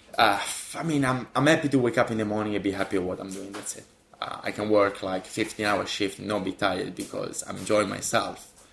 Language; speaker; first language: English; non-native, fluent; Italian